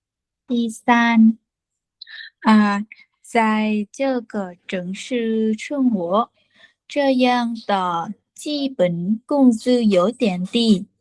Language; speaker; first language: Chinese; non-native, learner; Vietnamese